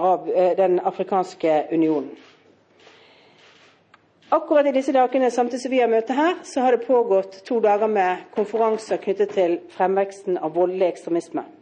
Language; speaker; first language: Norwegian; native; Norwegian